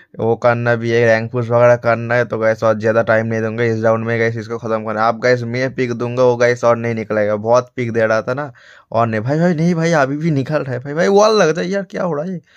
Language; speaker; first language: Hindi; non-native, local second language; Bangla